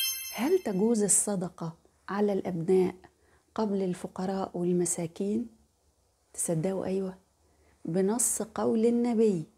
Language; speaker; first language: Arabic; native; Arabic